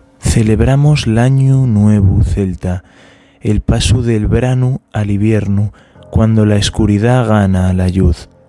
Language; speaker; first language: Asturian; non-native, local second language; Spanish